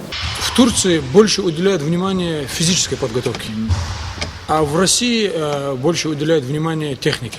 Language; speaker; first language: Russian; non-native, local second language; Ingush